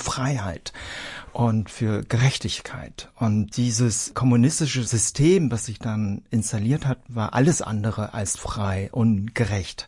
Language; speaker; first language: German; early bilingual, other home language; Vietnamese